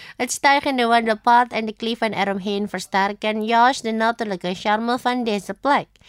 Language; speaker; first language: Dutch; non-native, fluent; Indonesian